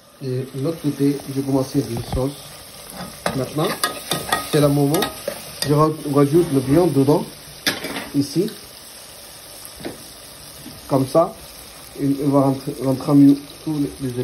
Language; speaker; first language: French; non-native, learner; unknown